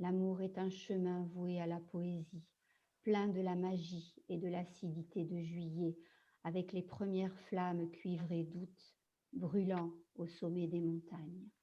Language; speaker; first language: French; native; French